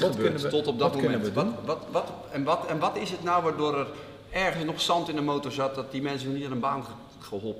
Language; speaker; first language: Dutch; native; Dutch